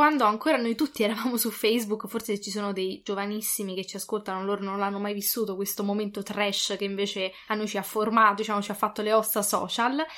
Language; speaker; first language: Italian; native; Italian